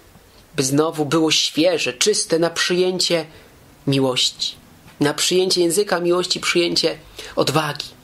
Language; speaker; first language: Polish; native; Polish